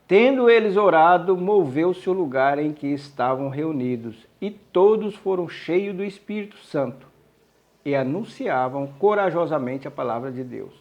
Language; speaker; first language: Portuguese; native; Portuguese